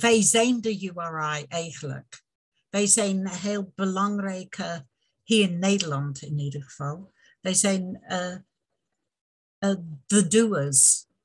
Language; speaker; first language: Dutch; non-native, fluent; English